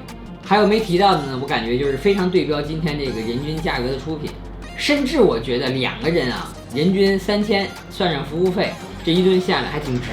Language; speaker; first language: Chinese; native; Chinese